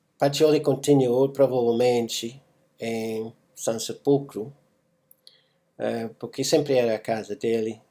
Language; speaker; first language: Portuguese; non-native, fluent; English